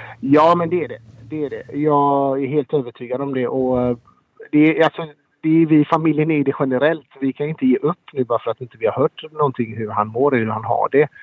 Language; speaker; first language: Swedish; native; Swedish